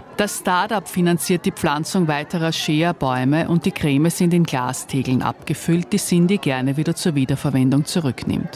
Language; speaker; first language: German; native; German